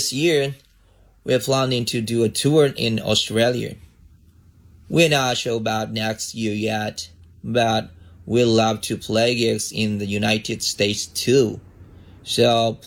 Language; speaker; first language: English; non-native, learner; Japanese